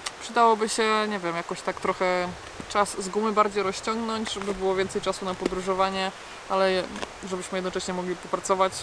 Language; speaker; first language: Polish; native; Polish